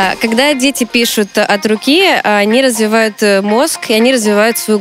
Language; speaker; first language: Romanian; non-native, local second language; Russian